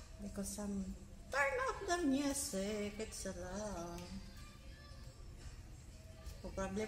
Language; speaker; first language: English; non-native, learner; Filipino